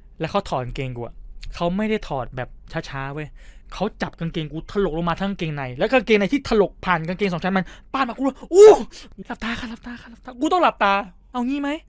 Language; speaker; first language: Thai; native; Thai